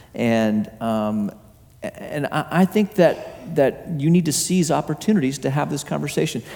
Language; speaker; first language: English; native; English